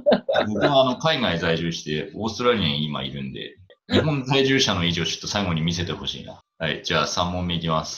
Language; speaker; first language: Japanese; native; Japanese